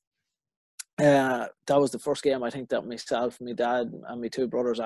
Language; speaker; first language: English; native; English